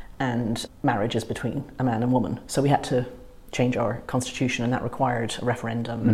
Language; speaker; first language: English; native; English